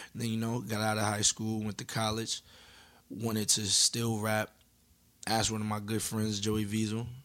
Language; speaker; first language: English; native; English